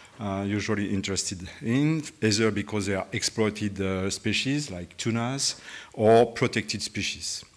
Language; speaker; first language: English; non-native, fluent; French